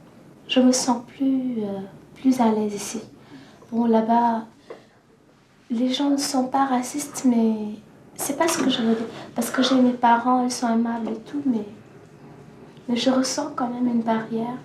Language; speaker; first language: French; non-native, fluent; Russian